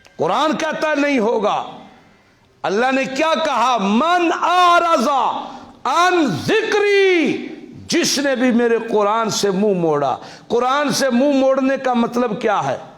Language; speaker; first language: Urdu; non-native, local second language; Punjabi